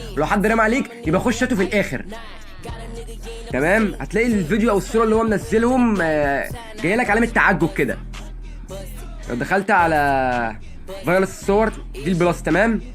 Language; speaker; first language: Arabic; native; Arabic